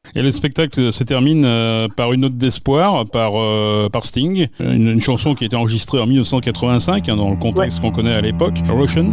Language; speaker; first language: French; native; French